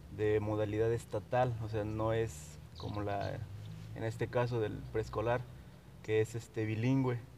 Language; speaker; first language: Spanish; non-native, local second language; Nahuatl languages